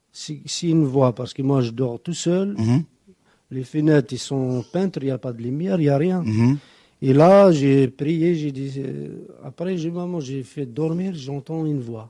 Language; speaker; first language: French; non-native, local second language; Kabyle